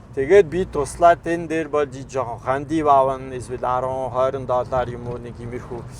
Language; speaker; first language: Mongolian; non-native, fluent; French